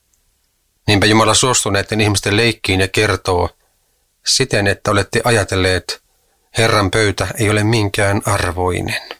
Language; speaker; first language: Finnish; native; Finnish